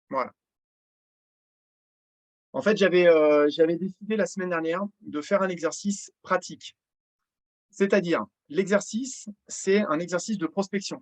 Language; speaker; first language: French; native; French